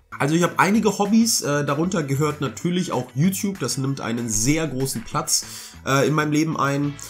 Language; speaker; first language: German; early bilingual, heritage; German